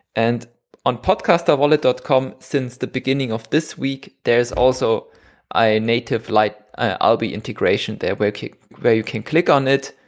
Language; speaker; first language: English; non-native, fluent; German